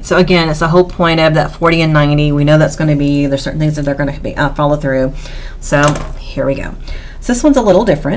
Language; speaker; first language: English; native; English